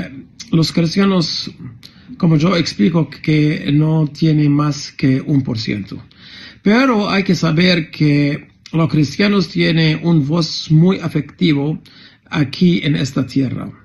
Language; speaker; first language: Spanish; non-native, fluent; Arabic